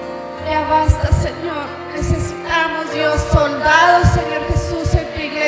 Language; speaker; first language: Spanish; native; Spanish